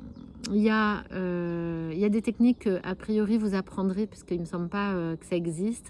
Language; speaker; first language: French; native; French